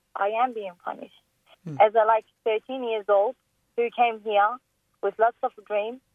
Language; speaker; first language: English; non-native, fluent; Persian